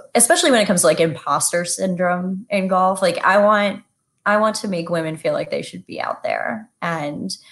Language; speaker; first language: English; native; English